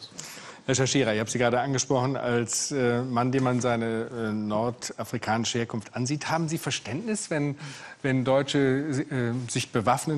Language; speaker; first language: German; native; German